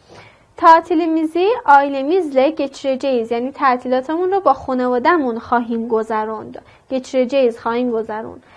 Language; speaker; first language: Turkish; non-native, learner; Persian